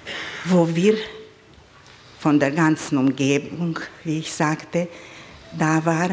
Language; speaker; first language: German; non-native, fluent; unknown